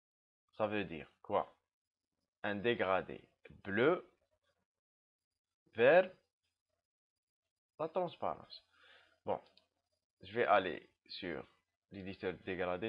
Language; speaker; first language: French; non-native, local second language; Arabic